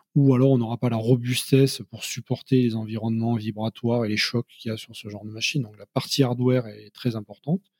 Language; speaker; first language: French; native; French